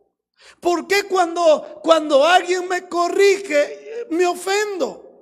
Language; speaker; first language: Spanish; native; Spanish